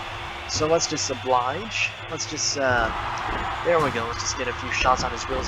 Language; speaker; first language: English; native; English